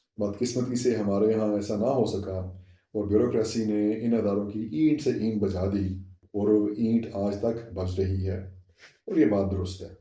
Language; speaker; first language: Urdu; non-native, local second language; Saraiki